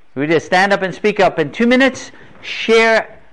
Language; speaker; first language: English; native; English